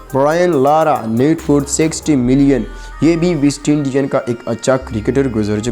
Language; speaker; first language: Hindi; native; Hindi